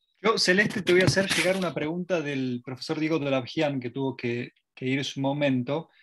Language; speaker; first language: Spanish; native; Spanish